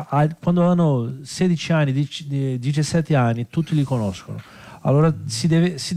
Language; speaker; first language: Italian; non-native, fluent; Portuguese